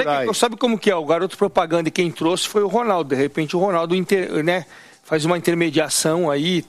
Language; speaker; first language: Portuguese; native; Portuguese